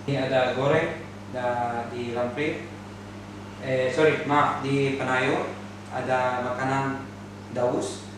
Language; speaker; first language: Indonesian; non-native, learner; Arabic